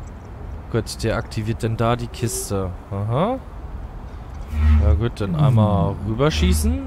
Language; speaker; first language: German; native; German